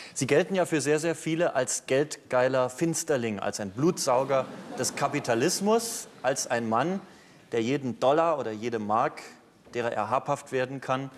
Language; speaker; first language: German; native; German